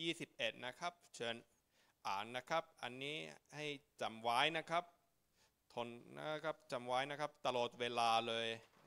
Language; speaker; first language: Thai; non-native, fluent; Finnish